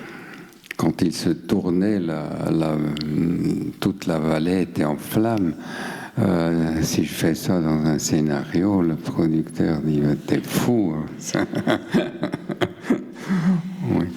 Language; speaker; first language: French; non-native, local second language; German